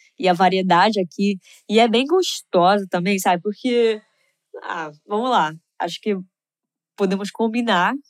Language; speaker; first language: Portuguese; non-native, fluent; English